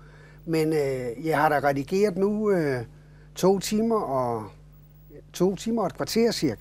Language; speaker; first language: Danish; native; Danish